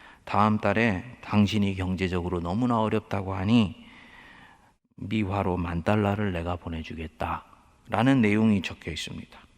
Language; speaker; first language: Korean; native; Korean